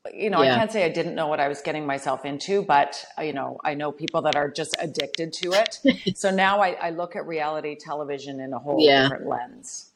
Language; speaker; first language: English; native; English